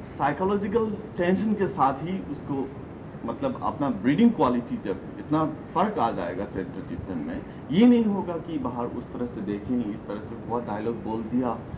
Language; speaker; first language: Hindi; non-native, local second language; Manipuri